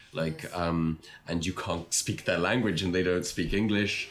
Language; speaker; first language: English; native; English